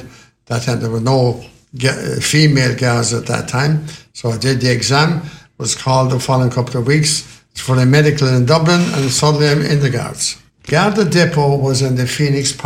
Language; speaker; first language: English; native; English